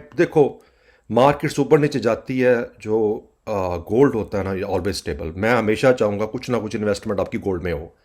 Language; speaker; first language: Urdu; native; Urdu